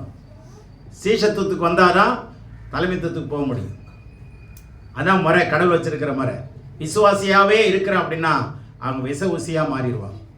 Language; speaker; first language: Tamil; native; Tamil